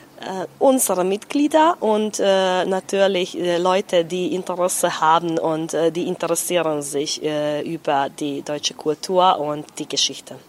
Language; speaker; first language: German; non-native, local second language; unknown